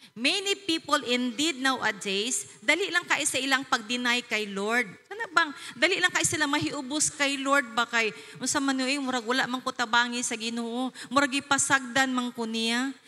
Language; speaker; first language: Cebuano; native; Cebuano